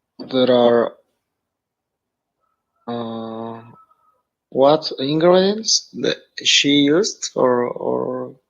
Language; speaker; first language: English; non-native, learner; Spanish